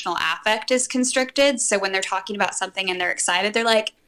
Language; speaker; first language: English; native; English